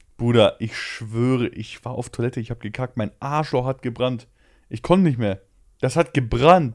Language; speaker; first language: German; early bilingual, other home language; Polish